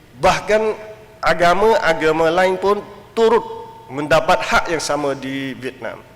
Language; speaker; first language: Malay; non-native, fluent; Western Cham